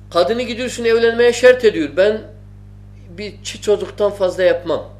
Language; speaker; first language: Turkish; non-native, fluent; Arabic